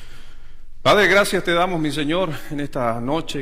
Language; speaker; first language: Spanish; native; Spanish